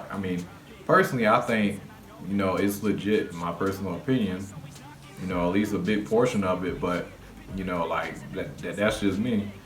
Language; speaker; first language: English; native; English